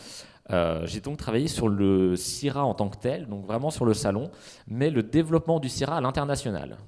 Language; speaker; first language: French; native; French